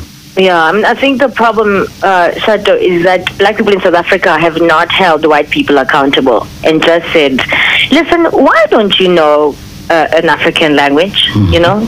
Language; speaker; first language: English; non-native, local second language; Zulu